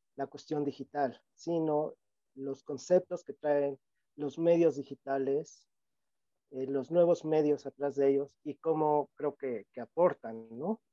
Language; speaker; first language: Spanish; native; Spanish